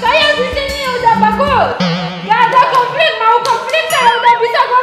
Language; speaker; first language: Indonesian; non-native, learner; Russian